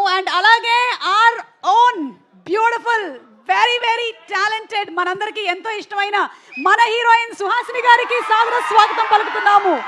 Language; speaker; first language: Telugu; native; Telugu